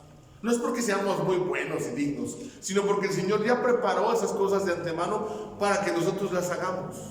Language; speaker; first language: Spanish; native; Spanish